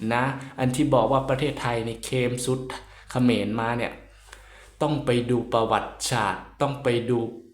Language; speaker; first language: Thai; native; Thai